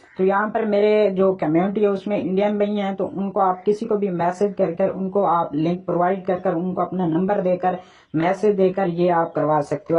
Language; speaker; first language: Urdu; non-native, local second language; Punjabi